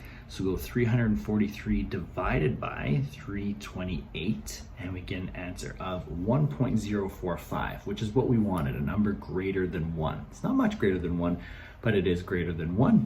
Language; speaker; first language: English; native; English